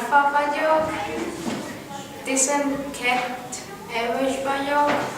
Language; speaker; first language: Hungarian; non-native, learner; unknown